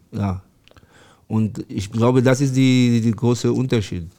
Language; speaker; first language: German; non-native, learner; French